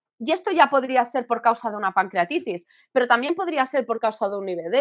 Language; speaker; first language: Spanish; native; Spanish